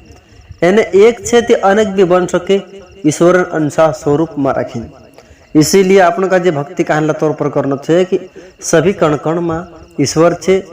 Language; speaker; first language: Hindi; non-native, local second language; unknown